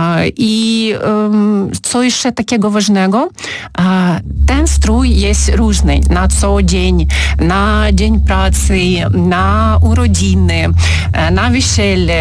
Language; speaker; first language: Polish; non-native, fluent; Ukrainian